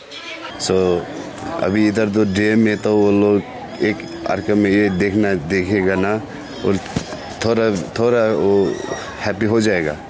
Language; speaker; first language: Hindi; non-native, fluent; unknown